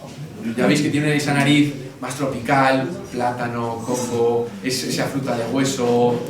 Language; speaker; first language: Spanish; native; Spanish